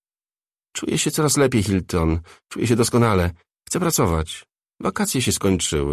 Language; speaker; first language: Polish; native; Polish